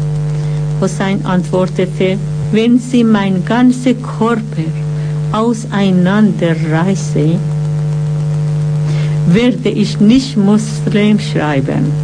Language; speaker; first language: German; non-native, fluent; Persian